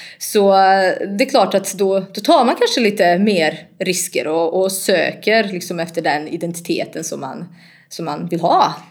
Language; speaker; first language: Swedish; non-native, fluent; Bosnian